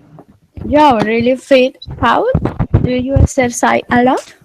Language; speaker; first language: English; non-native, learner; Spanish